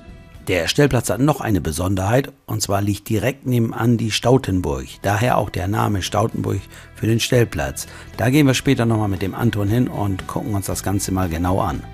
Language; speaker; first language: German; native; German